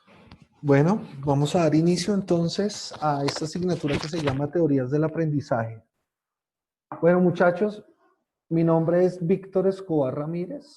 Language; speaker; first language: Spanish; native; Spanish